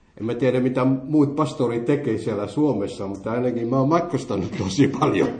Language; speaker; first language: Finnish; non-native, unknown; Morisyen